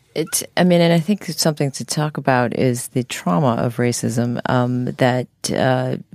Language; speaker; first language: English; native; English